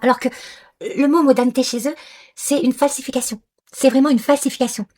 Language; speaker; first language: French; non-native, local second language; Arabic